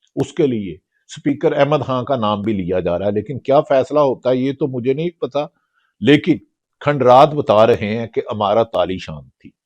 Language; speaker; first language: Urdu; non-native, local second language; Punjabi